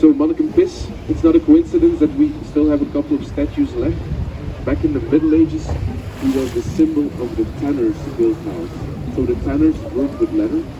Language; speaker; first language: English; non-native, fluent; Dutch